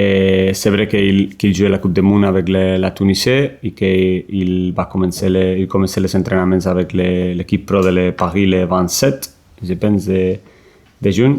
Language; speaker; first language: French; non-native, learner; Spanish